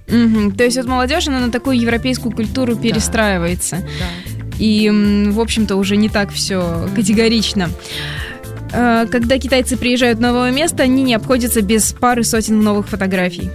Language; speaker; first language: Russian; native; Russian